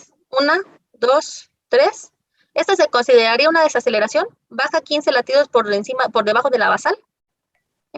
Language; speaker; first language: Spanish; native; Spanish